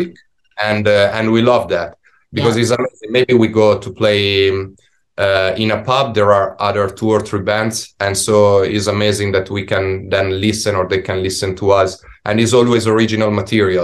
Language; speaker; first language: English; non-native, fluent; Italian